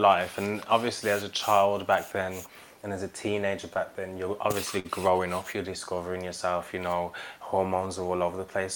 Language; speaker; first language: English; native; English